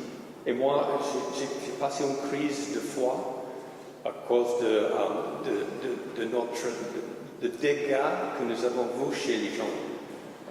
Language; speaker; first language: French; non-native, fluent; English